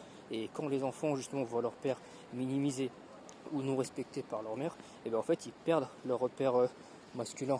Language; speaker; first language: French; native; French